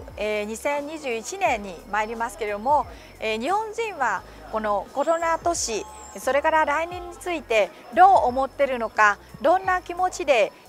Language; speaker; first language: Japanese; non-native, fluent; Vietnamese